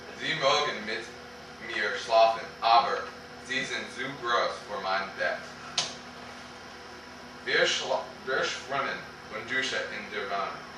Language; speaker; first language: German; non-native, learner; English